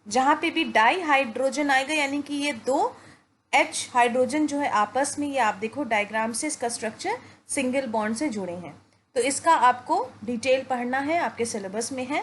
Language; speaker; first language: Hindi; native; Hindi